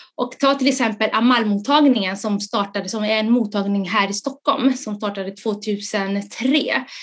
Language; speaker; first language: Swedish; early bilingual, other home language; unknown